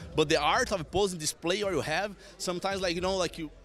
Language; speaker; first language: English; non-native, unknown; Portuguese